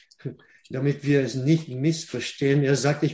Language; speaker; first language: German; non-native, fluent; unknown